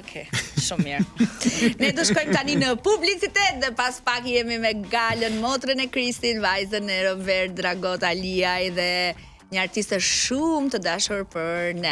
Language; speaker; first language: Albanian; native; Albanian